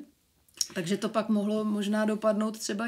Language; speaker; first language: Czech; native; Czech